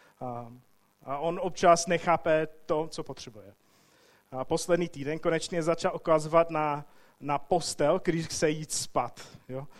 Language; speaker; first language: Czech; non-native, fluent; English